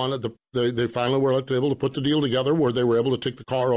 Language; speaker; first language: English; native; English